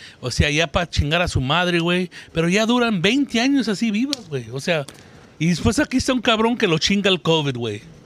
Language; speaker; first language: Spanish; native; Spanish